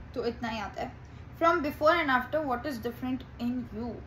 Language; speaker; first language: Hindi; non-native, local second language; Gujarati